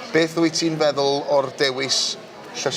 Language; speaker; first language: Welsh; native; Welsh